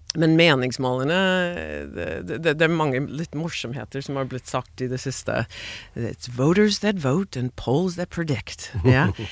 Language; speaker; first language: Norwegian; non-native, fluent; English